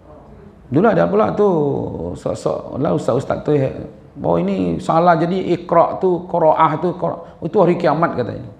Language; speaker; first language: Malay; non-native, local second language; Minangkabau